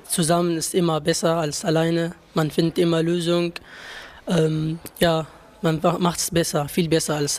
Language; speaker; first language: German; non-native, learner; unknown